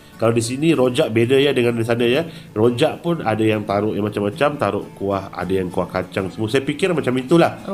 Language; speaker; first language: Malay; native; Malay